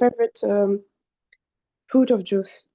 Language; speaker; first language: English; non-native, fluent; French